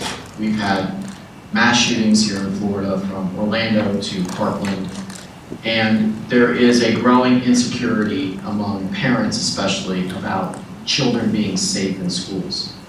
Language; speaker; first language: English; native; English